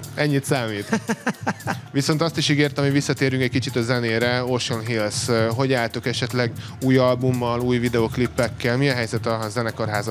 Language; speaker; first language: Hungarian; native; Hungarian